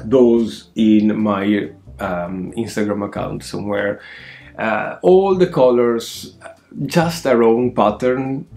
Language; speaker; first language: English; non-native, fluent; Italian